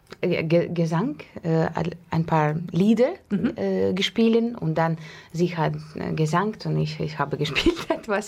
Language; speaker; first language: German; non-native, learner; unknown